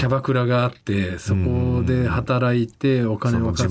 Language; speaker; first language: Japanese; native; Japanese